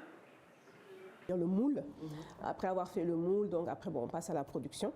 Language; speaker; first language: French; non-native, local second language; Wolof